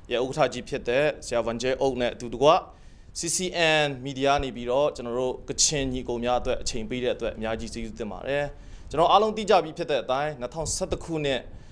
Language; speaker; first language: Burmese; non-native, local second language; Kachin